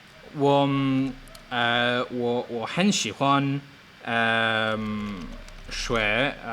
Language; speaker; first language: Chinese; non-native, learner; English